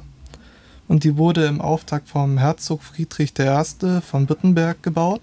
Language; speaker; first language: German; native; German